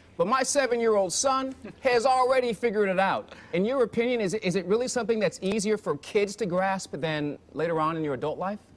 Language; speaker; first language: English; native; English